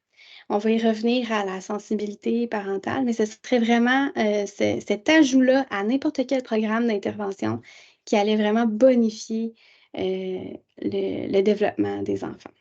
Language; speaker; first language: French; native; French